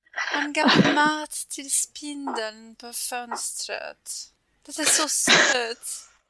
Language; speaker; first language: Swedish; non-native, fluent; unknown